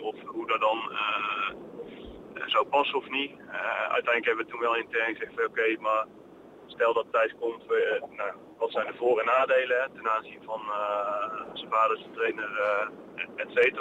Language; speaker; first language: Dutch; native; Dutch